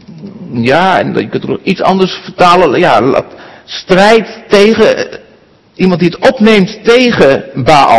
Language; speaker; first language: Dutch; native; Dutch